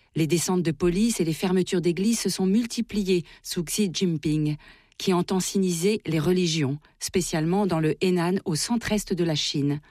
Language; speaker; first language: French; native; French